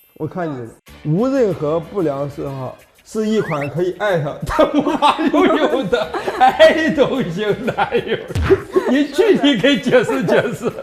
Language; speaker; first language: Chinese; native; Chinese